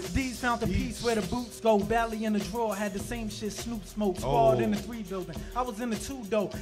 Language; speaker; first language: English; native; English